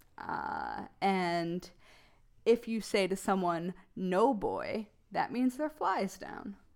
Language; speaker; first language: English; native; English